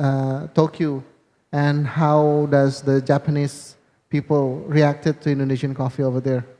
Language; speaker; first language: English; non-native, fluent; Indonesian